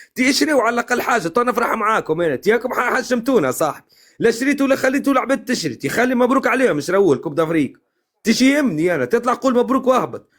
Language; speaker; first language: Arabic; native; Arabic